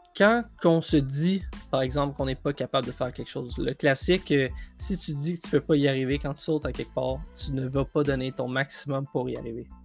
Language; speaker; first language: French; native; French